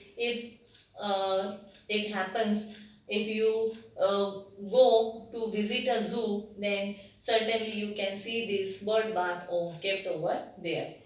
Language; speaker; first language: English; non-native, local second language; Marathi